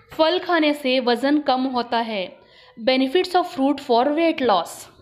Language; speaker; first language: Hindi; non-native, local second language; Kannada